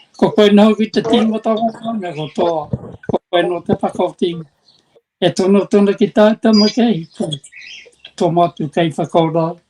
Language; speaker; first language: Māori; native; Māori